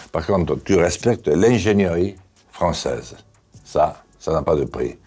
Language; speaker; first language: French; native; French